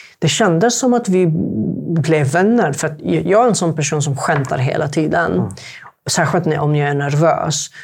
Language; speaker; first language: Swedish; non-native, fluent; Arabic